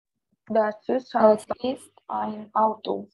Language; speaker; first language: German; non-native, learner; Indonesian